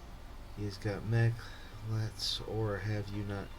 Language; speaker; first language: English; native; English